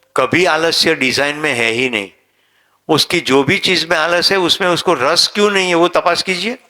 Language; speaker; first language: Hindi; non-native, local second language; Gujarati